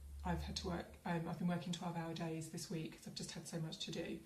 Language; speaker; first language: English; native; English